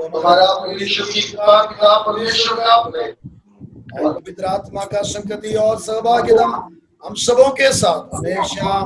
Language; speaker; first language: Hindi; non-native, local second language; Malayalam